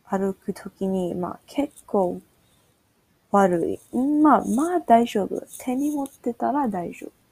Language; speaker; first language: Japanese; non-native, learner; English